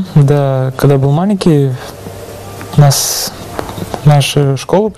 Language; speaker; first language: Polish; non-native, learner; Russian